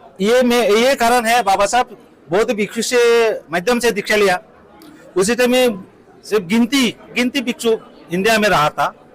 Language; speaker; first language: Hindi; non-native, fluent; Bangla